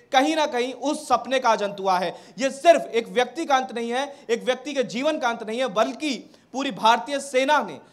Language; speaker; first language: Hindi; native; Hindi